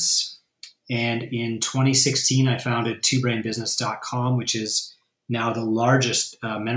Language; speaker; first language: English; native; English